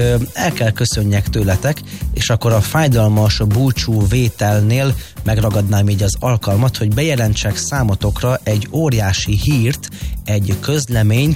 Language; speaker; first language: Hungarian; native; Hungarian